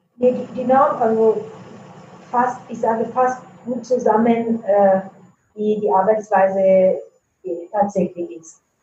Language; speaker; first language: German; non-native, fluent; Italian